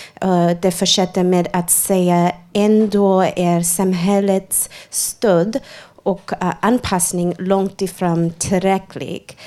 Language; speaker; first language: Swedish; non-native, fluent; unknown